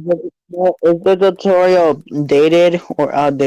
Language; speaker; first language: English; native; English